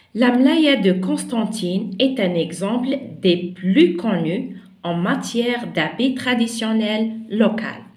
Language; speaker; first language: French; non-native, local second language; Arabic